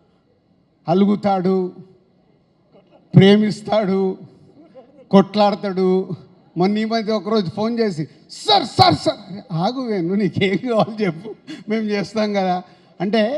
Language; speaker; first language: Telugu; native; Telugu